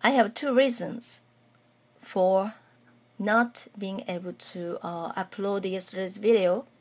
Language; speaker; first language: English; non-native, fluent; Japanese